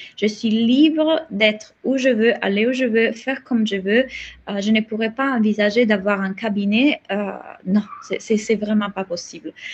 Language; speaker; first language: French; non-native, fluent; Italian